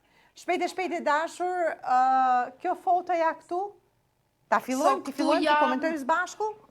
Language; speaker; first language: Albanian; native; Albanian